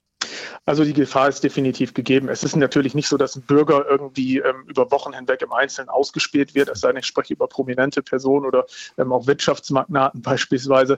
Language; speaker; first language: German; native; German